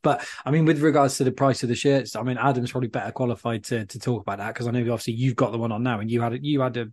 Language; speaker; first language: English; native; English